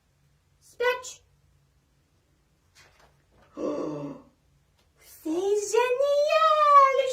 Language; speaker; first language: French; non-native, fluent; English